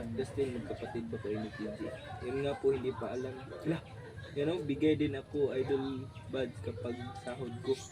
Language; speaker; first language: Filipino; non-native, local second language; Cebuano